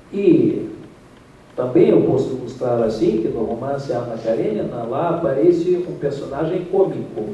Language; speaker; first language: Portuguese; non-native, fluent; Russian